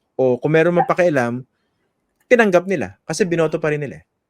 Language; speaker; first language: Filipino; native; Filipino